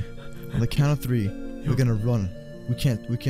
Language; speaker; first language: English; native; English